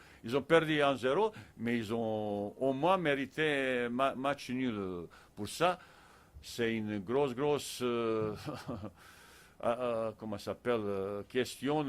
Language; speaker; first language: French; non-native, fluent; Bosnian